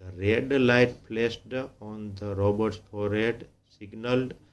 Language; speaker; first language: English; non-native, local second language; Gujarati